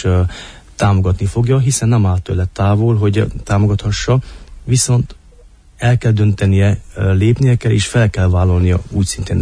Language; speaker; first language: Hungarian; native; Hungarian